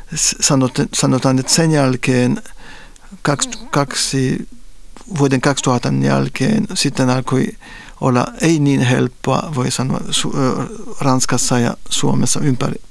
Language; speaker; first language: Finnish; non-native, fluent; Spanish